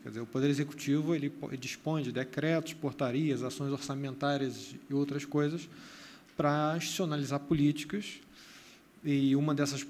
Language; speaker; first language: Portuguese; native; Portuguese